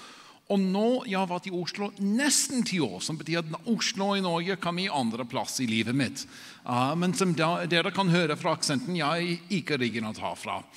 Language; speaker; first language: Norwegian; non-native, fluent; English